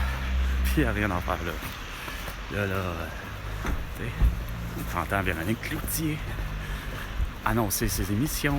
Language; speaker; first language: French; native; French